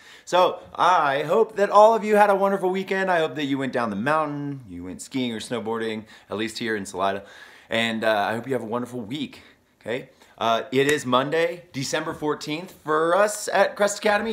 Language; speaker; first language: English; native; English